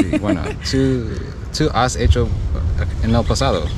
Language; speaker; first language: Spanish; non-native, learner; English